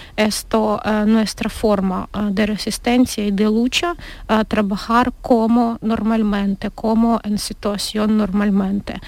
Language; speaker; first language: Spanish; non-native, learner; Ukrainian